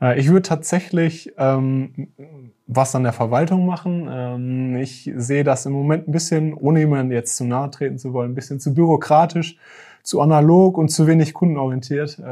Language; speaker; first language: German; native; German